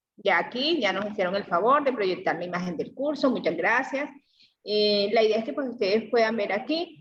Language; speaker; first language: Spanish; native; Spanish